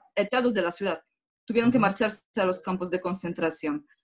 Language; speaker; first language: Spanish; non-native, fluent; Polish